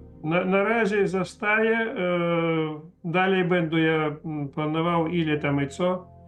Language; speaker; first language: Polish; non-native, learner; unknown